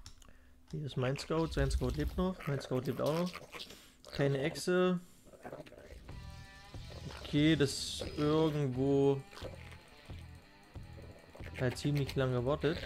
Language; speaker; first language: German; native; German